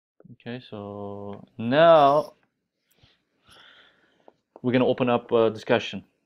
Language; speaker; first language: English; non-native, fluent; Uzbek